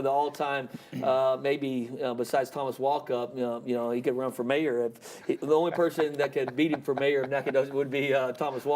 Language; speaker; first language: English; native; English